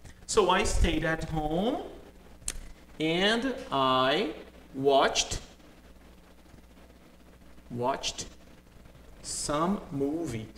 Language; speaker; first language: English; non-native, fluent; Portuguese